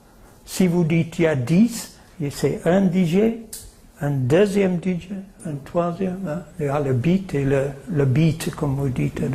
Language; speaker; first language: French; non-native, fluent; English